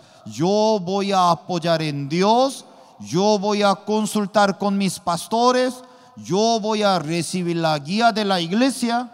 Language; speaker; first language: Spanish; non-native, learner; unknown